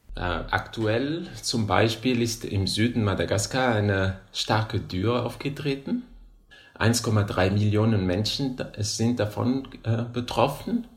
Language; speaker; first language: German; non-native, fluent; Malagasy